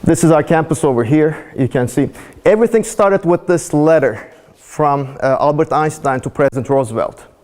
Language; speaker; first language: English; non-native, fluent; Turkish